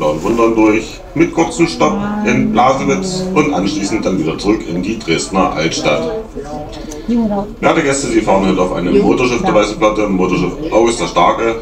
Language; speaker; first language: German; native; German